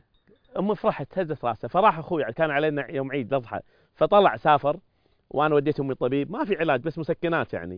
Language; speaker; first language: Arabic; native; Arabic